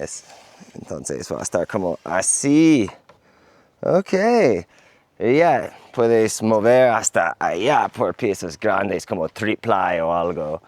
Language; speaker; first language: Spanish; non-native, learner; English